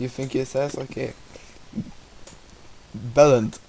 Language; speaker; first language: English; non-native, learner; Russian